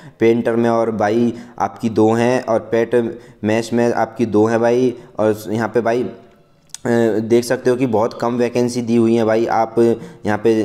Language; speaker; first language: Hindi; native; Hindi